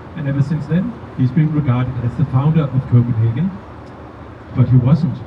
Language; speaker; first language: English; non-native, fluent; Danish